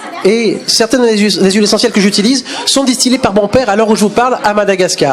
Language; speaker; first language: French; native; French